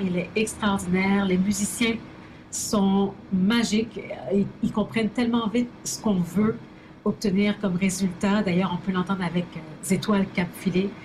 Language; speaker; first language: French; early bilingual, other home language; Haitian Creole